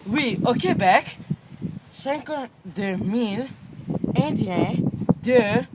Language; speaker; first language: French; non-native, local second language; English